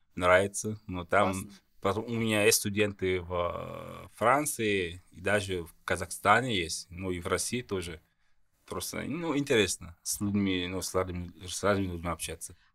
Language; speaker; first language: Russian; non-native, fluent; French